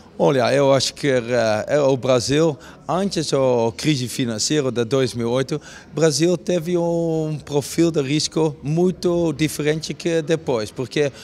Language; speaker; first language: Portuguese; non-native, learner; Dutch